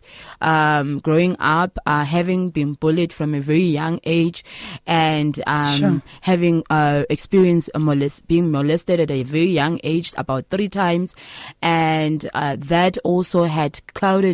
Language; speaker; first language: English; non-native, local second language; Xhosa